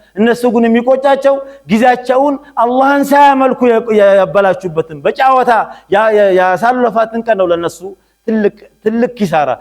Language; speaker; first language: Amharic; non-native, local second language; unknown